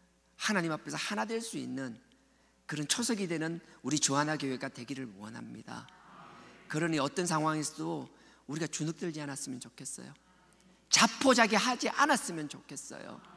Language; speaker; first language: Korean; native; Korean